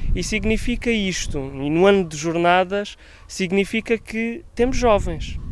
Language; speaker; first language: Portuguese; native; Portuguese